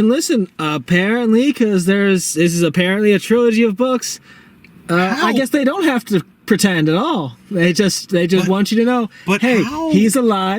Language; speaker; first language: English; native; English